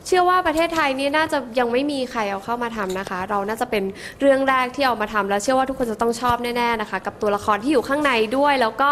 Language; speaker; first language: Thai; native; Thai